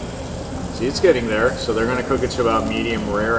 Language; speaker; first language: English; native; English